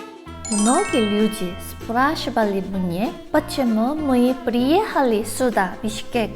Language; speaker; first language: Russian; non-native, learner; Korean